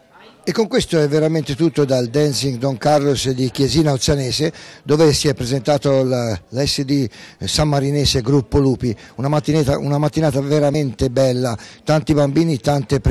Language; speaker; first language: Italian; native; Italian